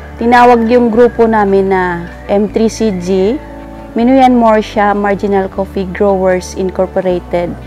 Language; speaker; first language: Filipino; non-native, local second language; Hiligaynon